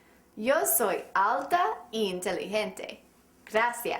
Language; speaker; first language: Spanish; non-native, fluent; English